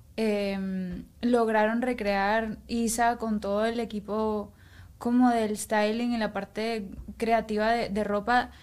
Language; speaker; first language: Spanish; native; Spanish